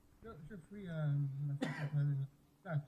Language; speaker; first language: Spanish; non-native, fluent; English